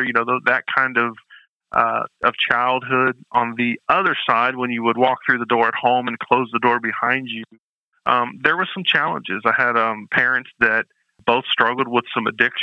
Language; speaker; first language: English; native; English